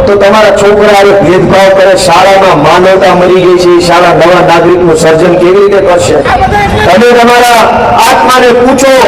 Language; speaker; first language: Gujarati; native; Gujarati